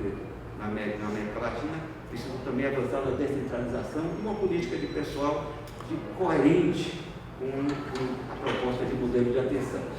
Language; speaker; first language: Portuguese; native; Portuguese